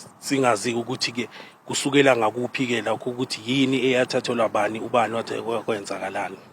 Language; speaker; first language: Zulu; native; Zulu